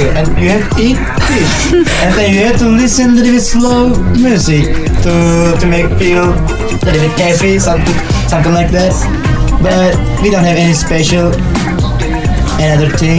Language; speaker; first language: English; non-native, learner; Turkish